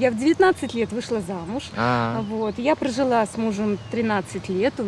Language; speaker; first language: Russian; native; Russian